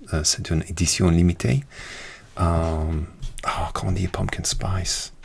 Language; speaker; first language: French; non-native, learner; English